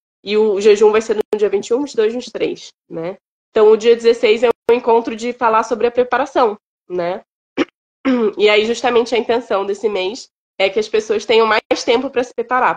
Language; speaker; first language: Portuguese; native; Portuguese